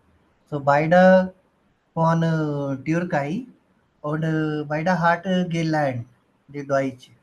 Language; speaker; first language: German; non-native, learner; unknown